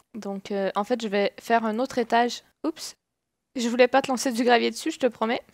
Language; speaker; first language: French; native; French